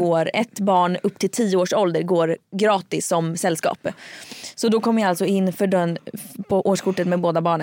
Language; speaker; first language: Swedish; native; Swedish